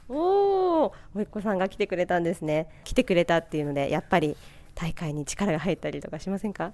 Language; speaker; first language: Japanese; native; Japanese